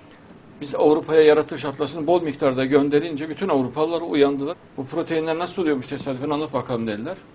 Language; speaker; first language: Turkish; native; Turkish